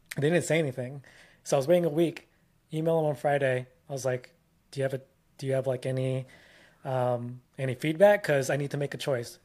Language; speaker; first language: English; early bilingual, other home language; Filipino